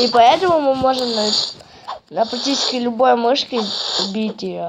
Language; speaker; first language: Russian; native; Russian